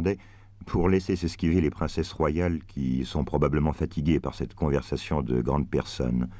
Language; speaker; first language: French; native; French